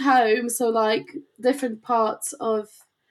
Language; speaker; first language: English; non-native, fluent; Polish